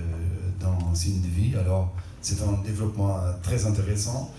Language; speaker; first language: French; non-native, local second language; Portuguese